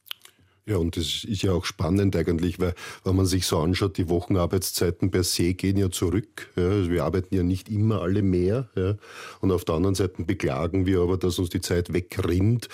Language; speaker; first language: German; native; German